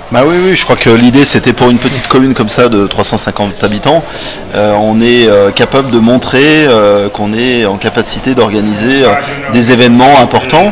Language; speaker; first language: French; native; French